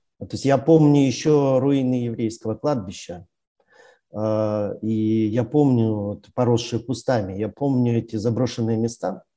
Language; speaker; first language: Russian; native; Russian